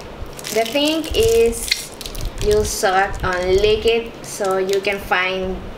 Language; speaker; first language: English; non-native, fluent; Spanish